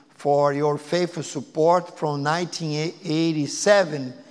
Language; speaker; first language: English; non-native, learner; Portuguese